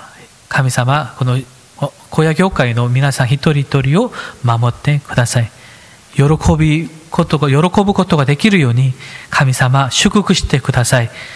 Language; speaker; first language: Japanese; non-native, fluent; Korean